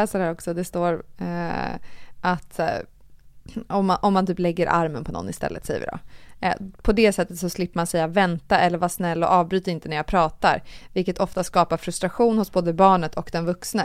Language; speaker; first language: Swedish; native; Swedish